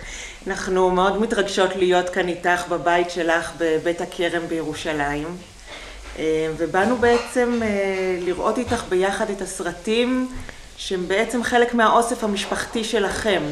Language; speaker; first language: Hebrew; native; Hebrew